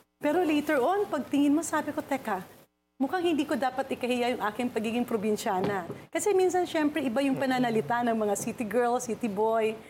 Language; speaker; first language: Filipino; non-native, local second language; Cebuano